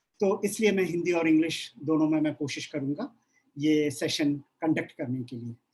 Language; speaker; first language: Hindi; non-native, local second language; Bangla